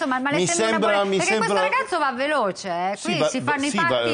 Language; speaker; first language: Italian; native; Italian